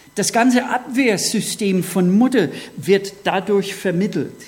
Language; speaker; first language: German; non-native, fluent; English